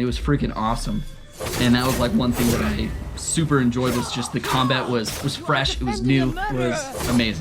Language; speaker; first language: English; native; English